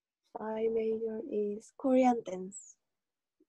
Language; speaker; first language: English; non-native, learner; Korean